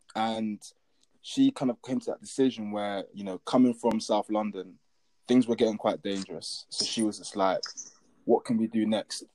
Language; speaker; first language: English; native; English